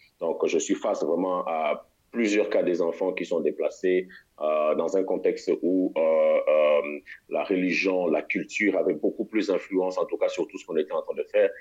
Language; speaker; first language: French; non-native, local second language; Lingala